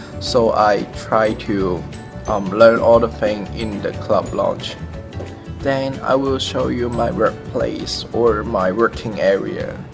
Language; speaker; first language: English; non-native, learner; Chinese